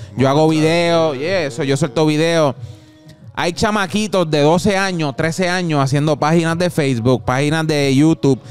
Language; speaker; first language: Spanish; early bilingual, heritage; Spanish